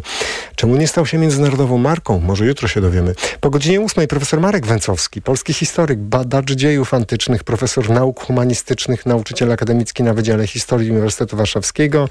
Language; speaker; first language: Polish; native; Polish